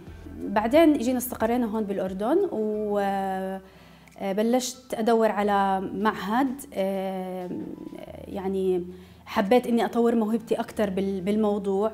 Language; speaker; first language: Arabic; native; Arabic